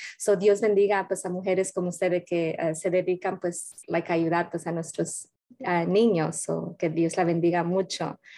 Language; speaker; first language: Spanish; early bilingual, heritage; Spanish